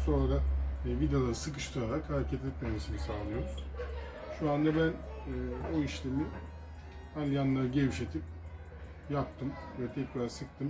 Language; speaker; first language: Turkish; native; Turkish